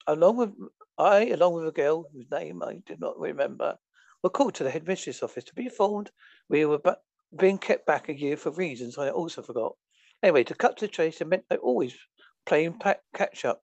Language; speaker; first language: English; native; English